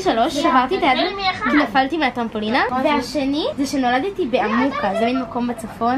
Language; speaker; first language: Hebrew; native; Hebrew